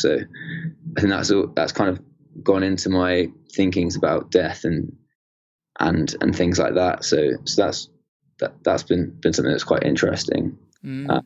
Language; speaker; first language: English; native; English